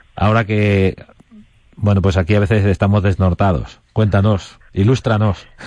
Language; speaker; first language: Spanish; native; Spanish